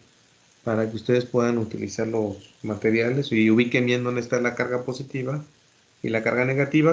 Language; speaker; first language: Spanish; native; Spanish